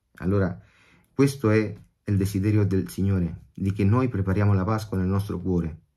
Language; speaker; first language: Italian; non-native, fluent; Spanish